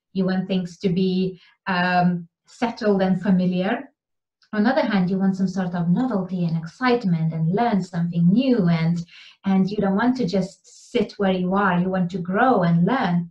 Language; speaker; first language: English; non-native, fluent; Lithuanian